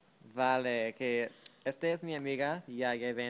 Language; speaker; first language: Spanish; non-native, learner; English